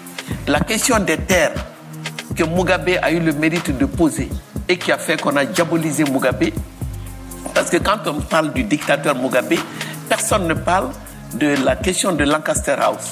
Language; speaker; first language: French; non-native, local second language; Bambara